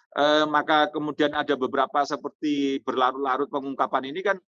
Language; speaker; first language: Indonesian; native; Indonesian